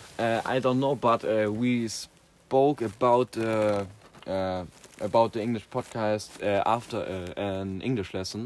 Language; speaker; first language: English; non-native, learner; German